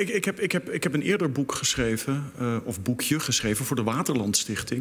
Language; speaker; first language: Dutch; native; Dutch